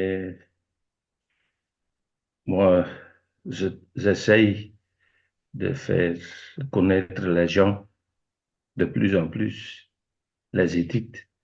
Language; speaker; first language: French; non-native, fluent; Dutch